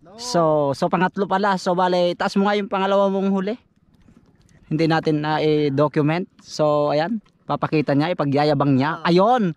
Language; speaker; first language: Filipino; non-native, local second language; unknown